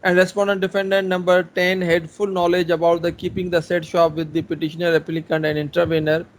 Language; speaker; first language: English; non-native, local second language; Urdu